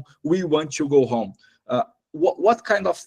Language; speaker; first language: English; non-native, fluent; Portuguese